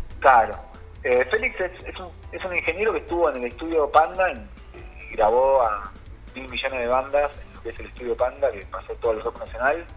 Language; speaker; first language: Spanish; native; Spanish